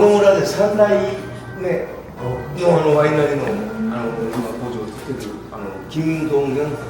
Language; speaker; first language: Japanese; non-native, fluent; Korean